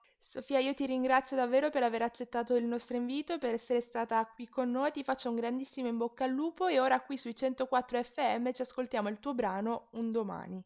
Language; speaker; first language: Italian; native; Italian